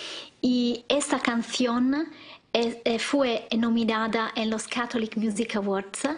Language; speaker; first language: Spanish; non-native, learner; Italian